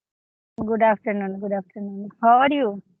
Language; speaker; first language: English; non-native, learner; Hindi